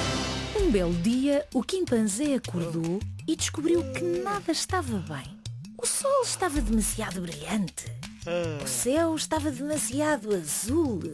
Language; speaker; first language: Portuguese; native; Portuguese